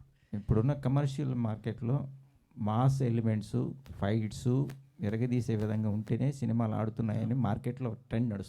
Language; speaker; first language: Telugu; native; Telugu